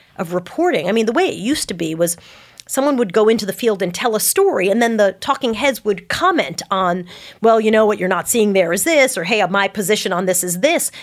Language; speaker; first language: English; native; English